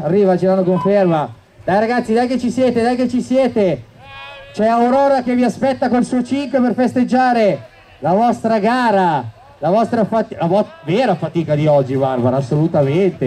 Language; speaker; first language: Italian; native; Italian